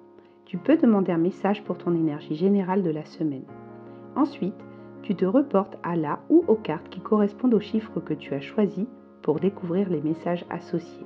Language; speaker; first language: French; native; French